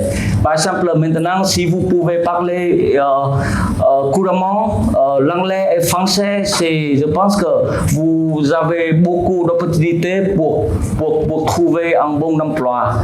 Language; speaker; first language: French; non-native, fluent; Vietnamese